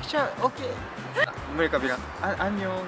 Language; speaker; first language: Indonesian; non-native, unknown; Japanese